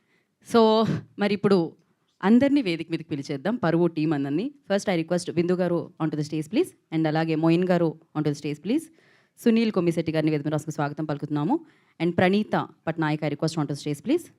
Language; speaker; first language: Telugu; native; Telugu